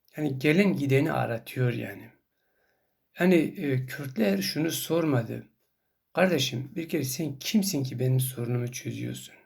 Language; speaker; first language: Turkish; non-native, local second language; Kurdish